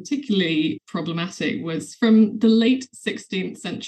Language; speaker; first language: English; native; English